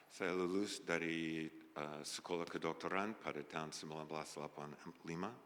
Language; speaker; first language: Indonesian; native; Indonesian